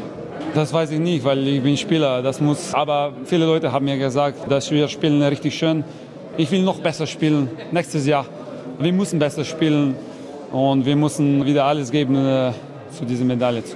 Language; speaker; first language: German; non-native, learner; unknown